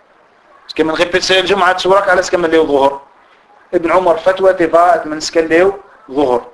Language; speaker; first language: Danish; non-native, fluent; Arabic